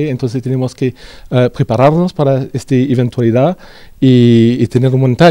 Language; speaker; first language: Spanish; non-native, fluent; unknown